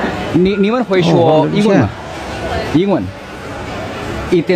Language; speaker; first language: Chinese; non-native, learner; Indonesian